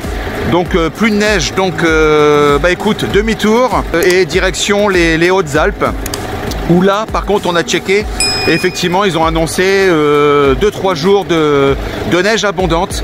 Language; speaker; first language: French; native; French